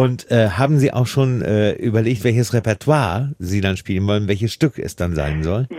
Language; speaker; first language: German; native; German